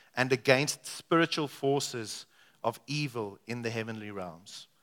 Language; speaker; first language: English; non-native, local second language; Afrikaans